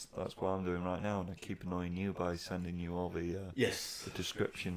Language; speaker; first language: English; native; English